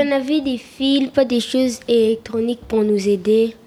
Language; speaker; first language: French; early bilingual, other home language; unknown